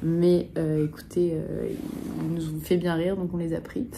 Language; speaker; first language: French; native; French